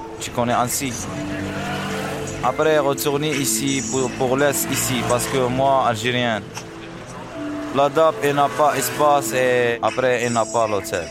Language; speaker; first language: French; non-native, learner; Arabic